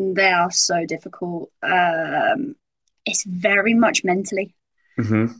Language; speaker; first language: English; native; English